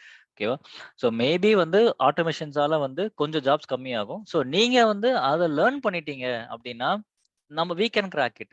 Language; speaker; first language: Tamil; native; Tamil